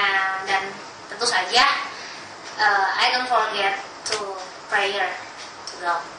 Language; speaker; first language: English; non-native, learner; Indonesian